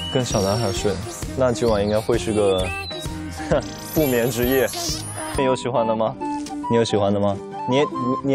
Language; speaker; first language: Chinese; native; Chinese